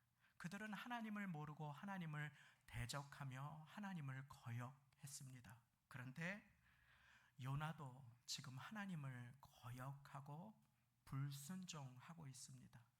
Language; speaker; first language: Korean; native; Korean